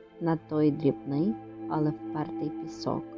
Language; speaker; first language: Ukrainian; native; Ukrainian